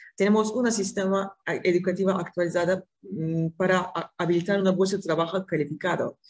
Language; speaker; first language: Spanish; non-native, fluent; Turkish